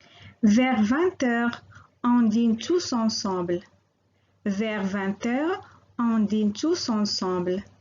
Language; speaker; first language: French; non-native, local second language; Arabic